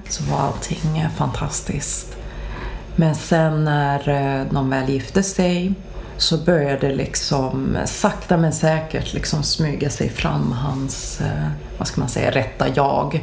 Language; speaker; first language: Swedish; early bilingual, other home language; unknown